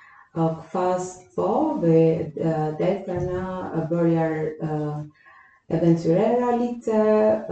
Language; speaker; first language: Swedish; non-native, fluent; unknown